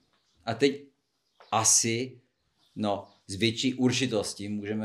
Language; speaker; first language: Czech; non-native, fluent; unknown